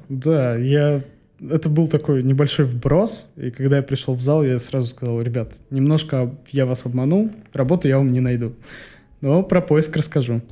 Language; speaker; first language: Russian; native; Russian